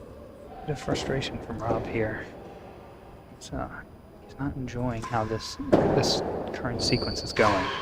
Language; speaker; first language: English; native; English